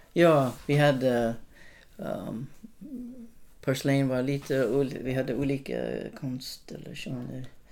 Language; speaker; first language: Swedish; non-native, fluent; English